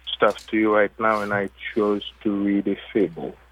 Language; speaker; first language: English; non-native, fluent; French